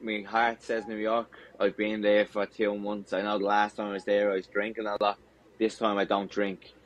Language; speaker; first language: English; native; English